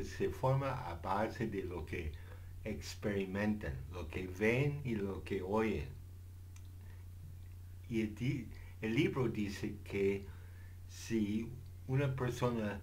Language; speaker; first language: Spanish; non-native, fluent; English